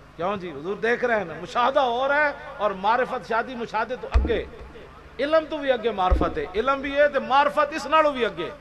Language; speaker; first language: Urdu; non-native, local second language; Punjabi